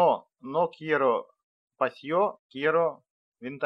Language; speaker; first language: Spanish; non-native, learner; Russian